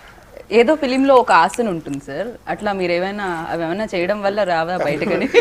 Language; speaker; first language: Telugu; native; Telugu